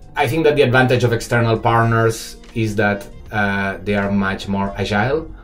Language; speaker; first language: English; non-native, fluent; Spanish